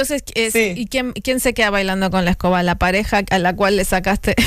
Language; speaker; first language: Spanish; native; Spanish